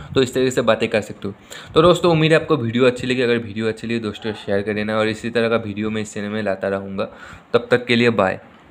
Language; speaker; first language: Hindi; native; Hindi